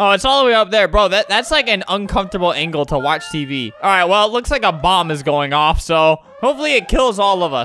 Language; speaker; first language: English; native; English